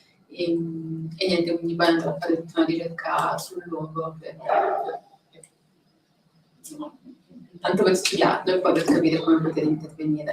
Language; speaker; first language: Italian; native; Italian